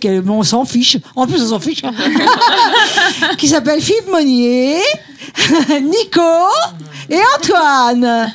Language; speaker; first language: French; native; French